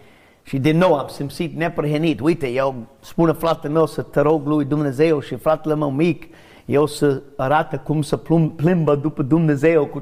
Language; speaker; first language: Romanian; non-native, learner; English